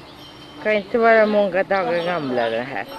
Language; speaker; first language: Swedish; non-native, fluent; Spanish